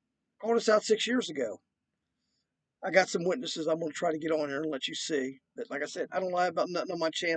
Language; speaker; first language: English; native; English